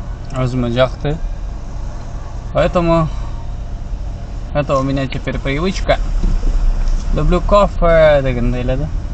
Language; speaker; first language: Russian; non-native, local second language; Kyrgyz